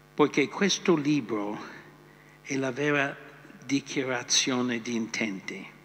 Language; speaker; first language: Italian; non-native, fluent; English